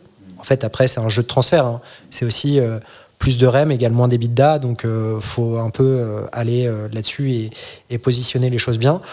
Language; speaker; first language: French; native; French